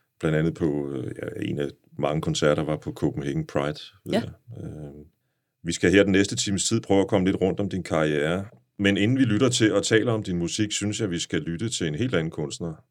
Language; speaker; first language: Danish; native; Danish